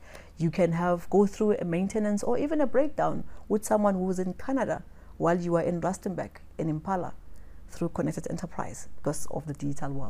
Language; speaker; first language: English; non-native, local second language; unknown